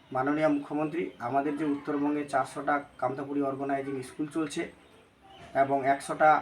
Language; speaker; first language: Bangla; non-native, local second language; Rangpuri